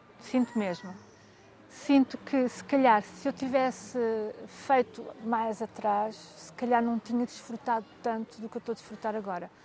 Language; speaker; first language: Portuguese; native; Portuguese